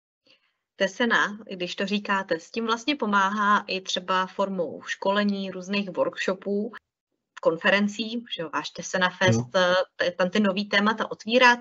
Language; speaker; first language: Czech; native; Czech